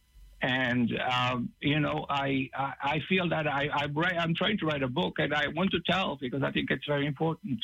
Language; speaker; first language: English; non-native, fluent; Portuguese